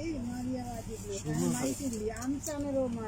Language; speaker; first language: Arabic; non-native, learner; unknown